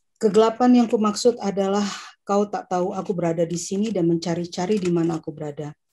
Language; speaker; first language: English; non-native, fluent; Indonesian